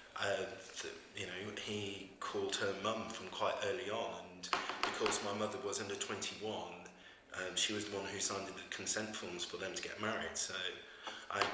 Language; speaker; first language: English; native; English